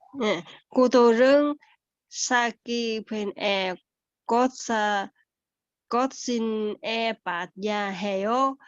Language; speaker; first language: Korean; non-native, learner; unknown